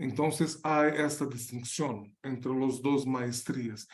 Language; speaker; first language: Spanish; non-native, learner; Portuguese